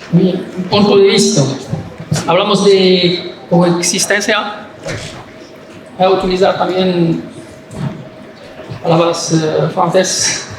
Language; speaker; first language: Spanish; non-native, learner; Arabic